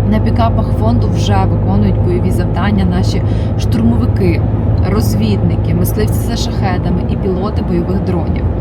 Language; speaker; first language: Ukrainian; native; Ukrainian